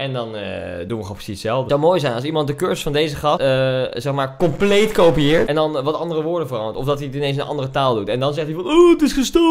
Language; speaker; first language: Dutch; native; Dutch